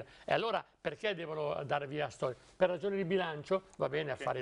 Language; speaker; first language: Italian; native; Italian